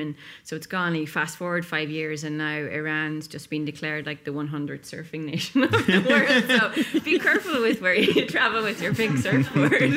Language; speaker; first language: English; native; English